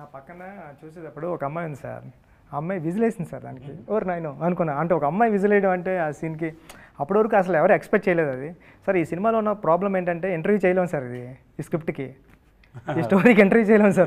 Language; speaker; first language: Telugu; native; Telugu